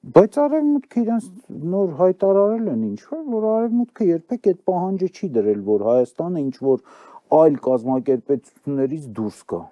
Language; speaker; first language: Armenian; native; Armenian